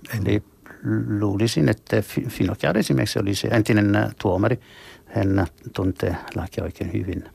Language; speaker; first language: Finnish; non-native, fluent; Italian